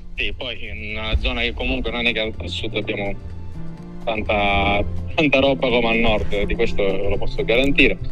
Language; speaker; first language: Italian; native; Italian